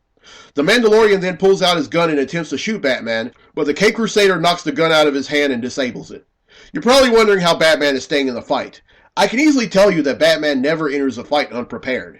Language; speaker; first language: English; native; English